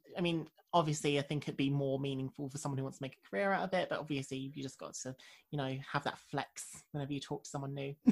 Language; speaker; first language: English; native; English